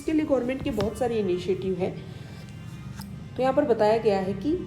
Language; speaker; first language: Hindi; native; Hindi